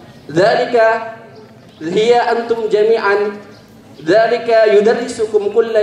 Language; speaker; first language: Arabic; non-native, learner; Indonesian